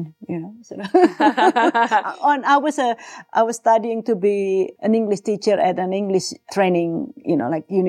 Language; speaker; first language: English; non-native, fluent; Javanese